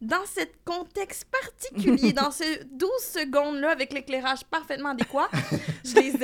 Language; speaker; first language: French; native; French